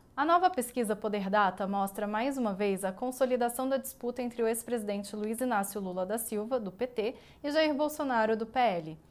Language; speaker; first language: Portuguese; native; Portuguese